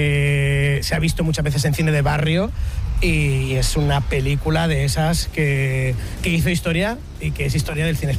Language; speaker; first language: Spanish; native; Spanish